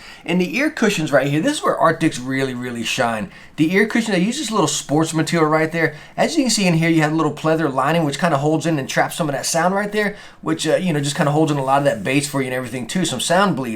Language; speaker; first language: English; native; English